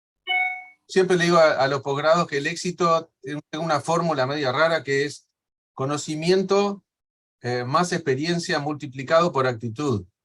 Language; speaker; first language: Spanish; native; Spanish